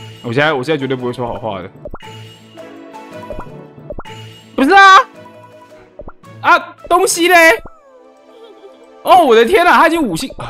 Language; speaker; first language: Chinese; native; Chinese